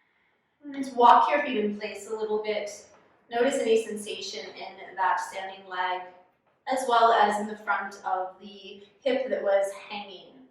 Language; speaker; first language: English; native; English